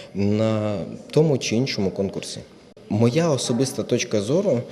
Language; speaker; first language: Ukrainian; native; Ukrainian